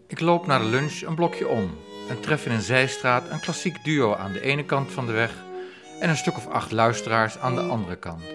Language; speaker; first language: Dutch; native; Dutch